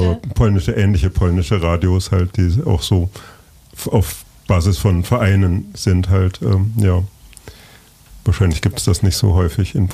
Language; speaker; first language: German; native; German